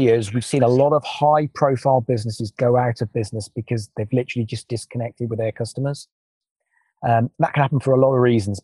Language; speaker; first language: English; native; English